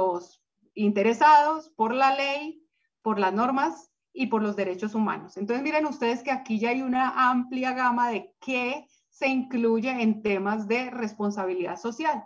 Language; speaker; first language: Spanish; native; Spanish